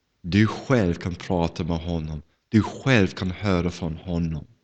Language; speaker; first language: Swedish; non-native, fluent; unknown